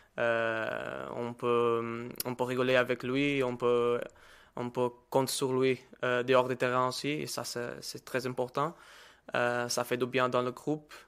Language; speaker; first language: French; non-native, learner; Portuguese